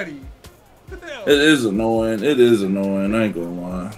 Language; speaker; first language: English; native; English